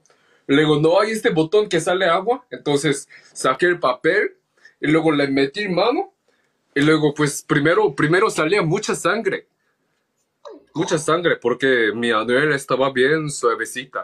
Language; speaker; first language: Spanish; non-native, learner; Korean